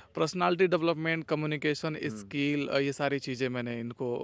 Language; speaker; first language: Hindi; native; Hindi